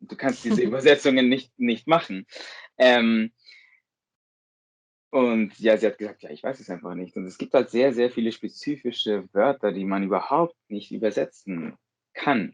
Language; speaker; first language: German; non-native, fluent; Spanish